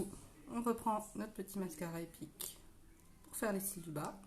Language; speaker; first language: French; native; French